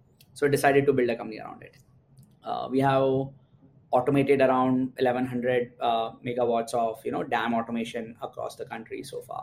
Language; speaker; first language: English; non-native, local second language; Gujarati